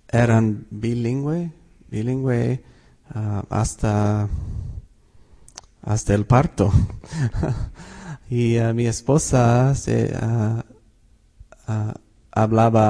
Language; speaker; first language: Spanish; non-native, fluent; English